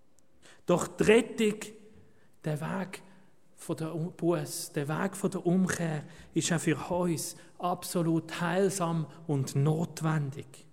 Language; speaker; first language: German; native; German